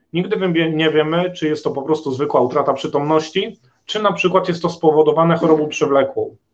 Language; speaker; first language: Polish; native; Polish